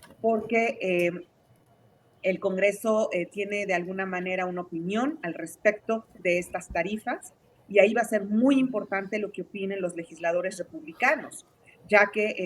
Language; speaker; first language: Spanish; native; Spanish